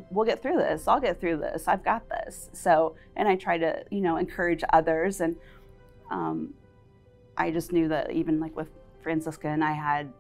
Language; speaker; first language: English; native; English